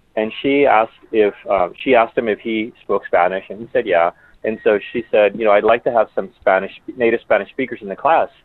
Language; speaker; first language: English; early bilingual, other home language; Spanish